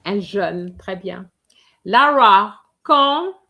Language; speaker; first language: French; non-native, fluent; English